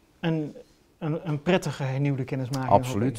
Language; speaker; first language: Dutch; native; Dutch